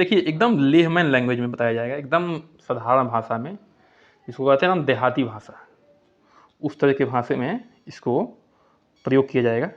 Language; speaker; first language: Hindi; native; Hindi